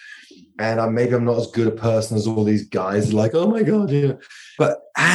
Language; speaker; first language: English; native; English